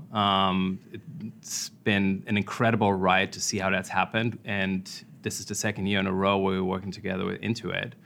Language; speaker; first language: English; non-native, fluent; German